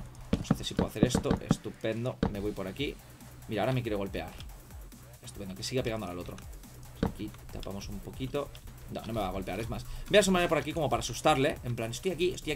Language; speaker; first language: Spanish; native; Spanish